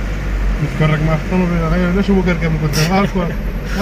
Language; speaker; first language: Arabic; native; Arabic